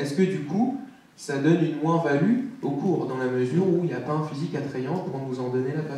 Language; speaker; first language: French; native; French